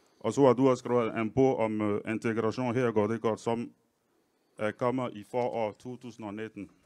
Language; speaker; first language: Danish; non-native, fluent; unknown